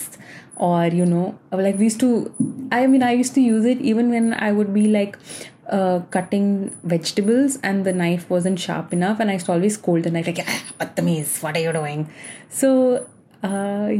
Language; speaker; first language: English; non-native, local second language; Malayalam